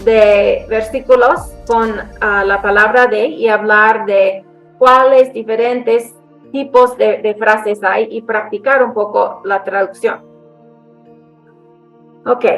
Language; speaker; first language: Spanish; non-native, fluent; English